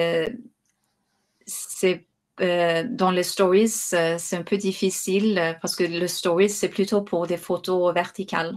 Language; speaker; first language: French; non-native, fluent; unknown